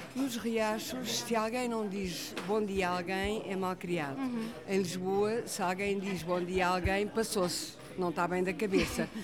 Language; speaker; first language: Portuguese; native; Portuguese